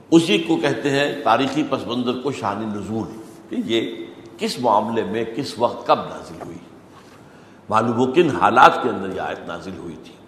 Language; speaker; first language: Urdu; native; Urdu